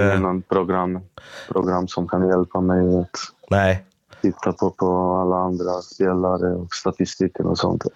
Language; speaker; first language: Swedish; non-native, fluent; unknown